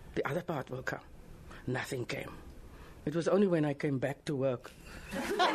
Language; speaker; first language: English; non-native, local second language; Afrikaans